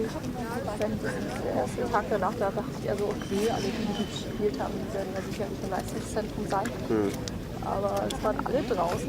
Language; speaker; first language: German; native; German